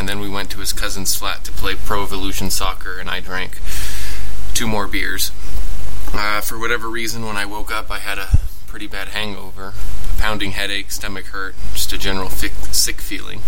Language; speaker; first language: English; native; English